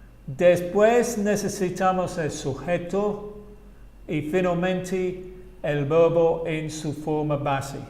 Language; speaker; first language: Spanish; non-native, fluent; English